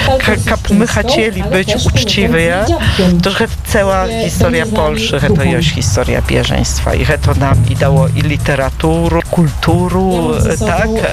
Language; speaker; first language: Polish; non-native, local second language; Belarusian